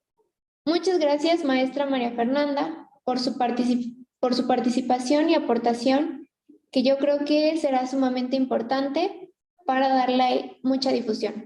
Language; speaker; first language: Spanish; native; Spanish